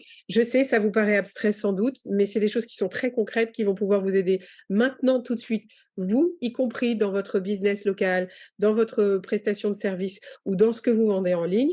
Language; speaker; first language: French; native; French